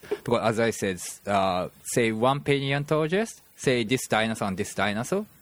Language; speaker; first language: English; non-native, fluent; Japanese